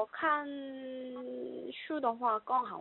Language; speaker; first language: Chinese; non-native, learner; Korean